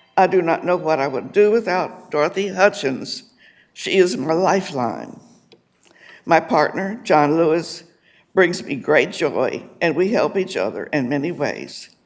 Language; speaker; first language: English; native; English